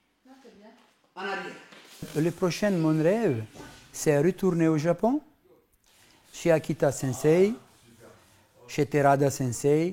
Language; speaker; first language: French; non-native, fluent; Macedonian